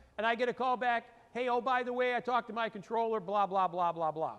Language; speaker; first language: English; native; English